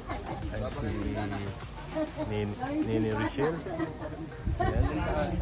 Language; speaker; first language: Filipino; non-native, local second language; Cebuano